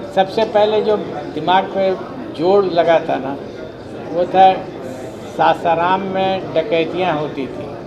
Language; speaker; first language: Hindi; native; Hindi